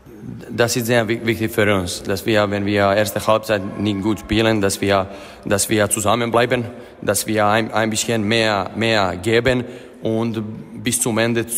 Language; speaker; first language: German; non-native, fluent; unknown